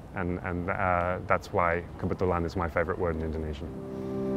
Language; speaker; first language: English; early bilingual, other home language; Indonesian